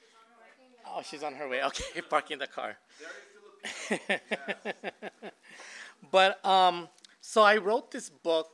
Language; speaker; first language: English; native; English